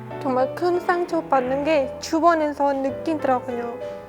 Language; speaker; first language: Korean; non-native, learner; Khmer